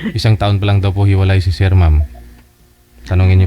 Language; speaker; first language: Filipino; native; Filipino